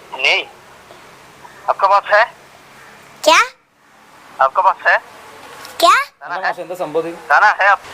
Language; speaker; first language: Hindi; non-native, local second language; Malayalam